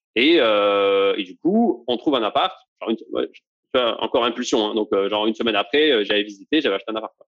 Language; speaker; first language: French; native; French